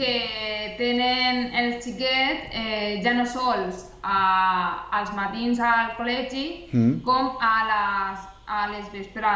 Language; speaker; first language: Catalan; non-native, local second language; Spanish